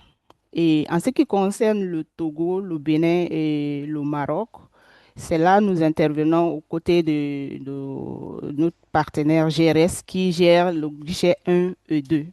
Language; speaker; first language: French; non-native, local second language; Susu